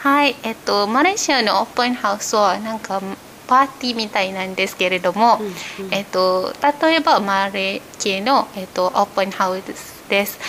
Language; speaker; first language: Japanese; non-native, fluent; Malay